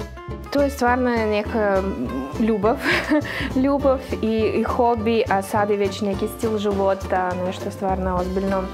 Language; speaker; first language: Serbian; non-native, fluent; Russian